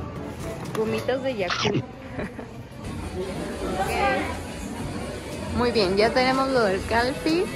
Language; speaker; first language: Spanish; native; Spanish